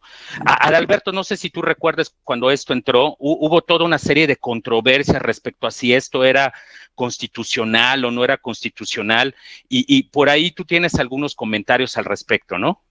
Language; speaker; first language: Spanish; native; Spanish